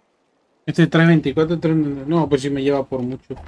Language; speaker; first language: Spanish; native; Spanish